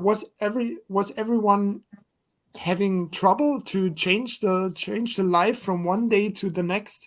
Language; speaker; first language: English; non-native, fluent; German